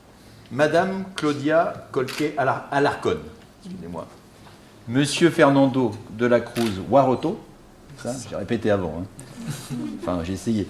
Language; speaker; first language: French; native; French